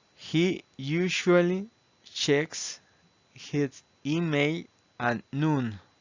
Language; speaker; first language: English; non-native, fluent; Spanish